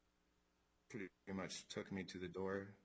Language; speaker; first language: English; native; English